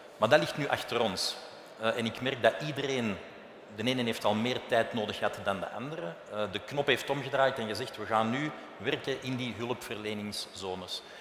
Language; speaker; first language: Dutch; native; Dutch